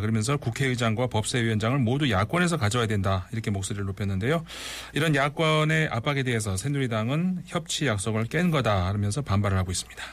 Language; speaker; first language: Korean; native; Korean